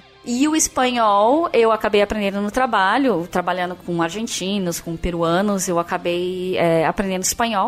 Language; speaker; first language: Portuguese; native; Portuguese